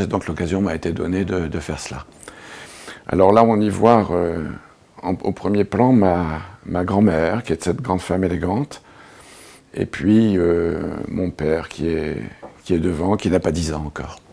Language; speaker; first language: French; native; French